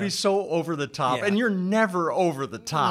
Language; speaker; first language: English; native; English